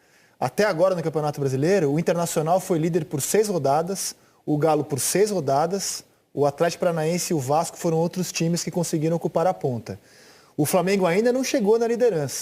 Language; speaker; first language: Portuguese; native; Portuguese